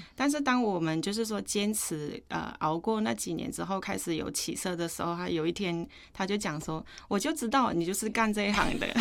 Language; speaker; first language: Chinese; non-native, fluent; Thai